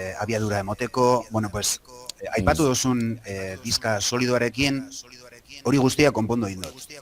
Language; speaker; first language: Basque; native; Basque